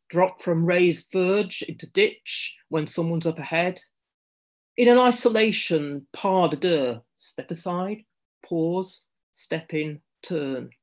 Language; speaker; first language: English; native; English